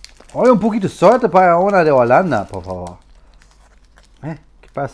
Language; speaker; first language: Spanish; non-native, learner; German